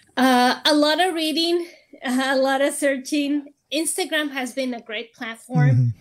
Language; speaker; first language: English; non-native, fluent; Spanish